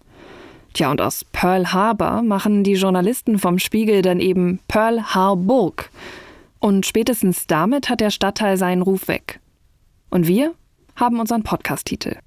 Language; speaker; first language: German; native; German